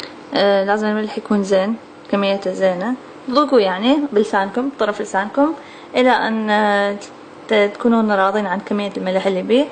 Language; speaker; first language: Arabic; native; Arabic